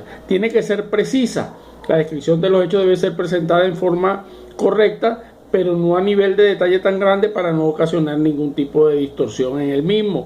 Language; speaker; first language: Spanish; native; Spanish